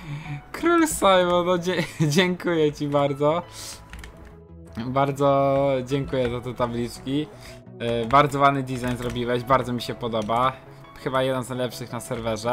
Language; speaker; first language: Polish; native; Polish